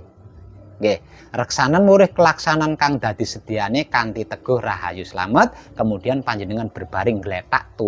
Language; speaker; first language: Indonesian; non-native, local second language; Javanese